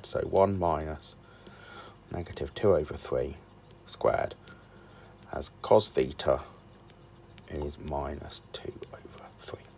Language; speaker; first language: English; native; English